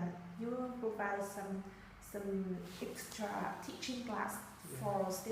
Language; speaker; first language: English; non-native, learner; Vietnamese